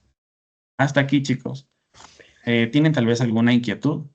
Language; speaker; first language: Spanish; native; Spanish